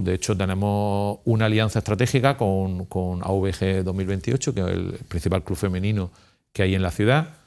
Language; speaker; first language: Spanish; native; Spanish